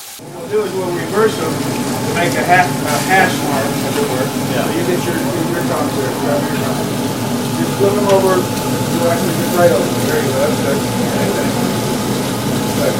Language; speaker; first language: English; native; English